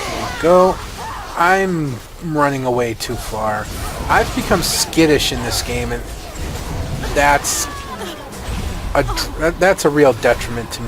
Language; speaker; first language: English; native; English